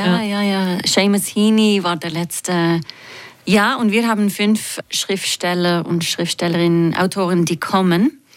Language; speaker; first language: German; non-native, fluent; English